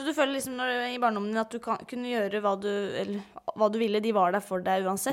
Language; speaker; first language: Norwegian; native; Norwegian